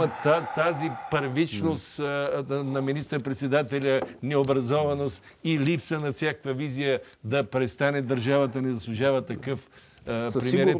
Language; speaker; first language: Bulgarian; native; Bulgarian